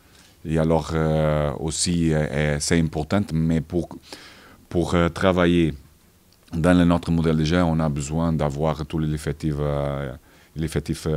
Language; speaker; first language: French; non-native, fluent; Portuguese